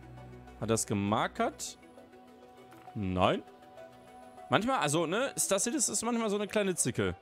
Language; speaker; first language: German; native; German